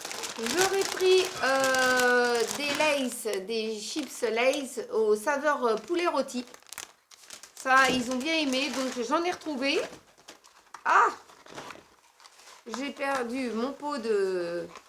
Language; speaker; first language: French; native; French